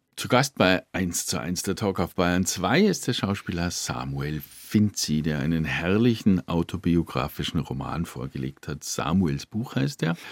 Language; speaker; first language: German; native; German